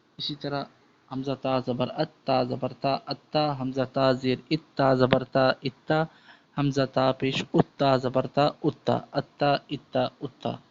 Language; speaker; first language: Urdu; native; Urdu